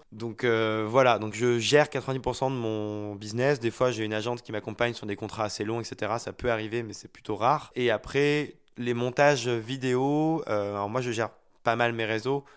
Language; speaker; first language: French; native; French